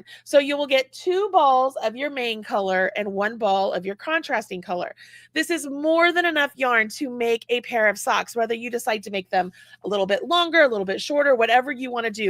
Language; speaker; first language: English; native; English